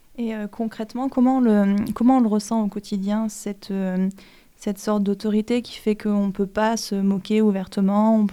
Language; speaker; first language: French; native; French